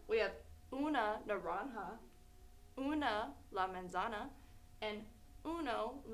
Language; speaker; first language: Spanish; non-native, learner; English